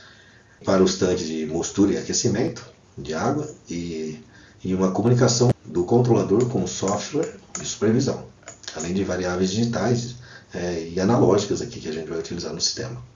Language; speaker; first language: Portuguese; native; Portuguese